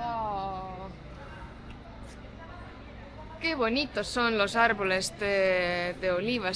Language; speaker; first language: Spanish; non-native, fluent; Estonian